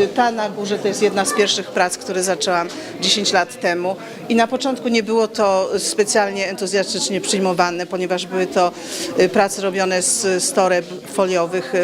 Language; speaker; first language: Polish; native; Polish